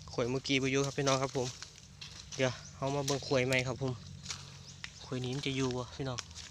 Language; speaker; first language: Thai; native; Thai